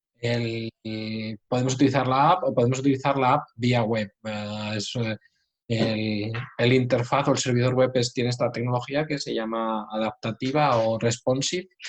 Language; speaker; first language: Spanish; native; Spanish